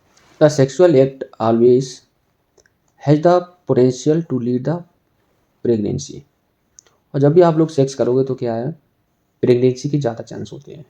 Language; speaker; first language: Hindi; native; Hindi